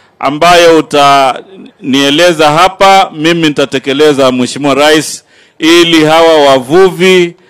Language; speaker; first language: Swahili; native; Swahili